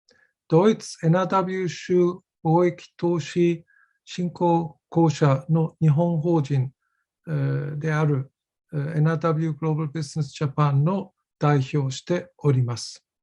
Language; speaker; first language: Japanese; non-native, fluent; German